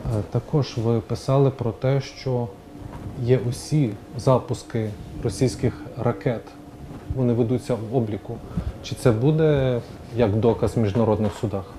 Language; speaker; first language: Ukrainian; native; Ukrainian